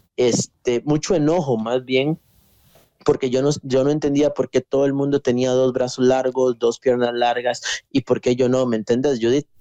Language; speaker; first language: Spanish; native; Spanish